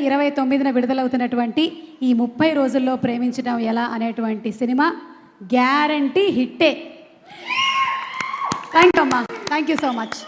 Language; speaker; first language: Telugu; native; Telugu